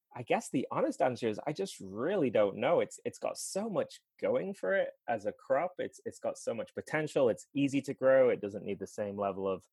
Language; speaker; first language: English; native; English